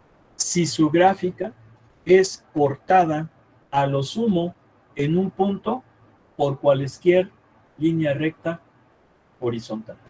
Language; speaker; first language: Spanish; native; Spanish